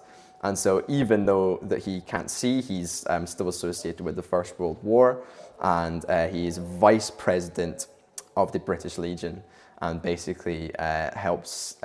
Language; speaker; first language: English; native; English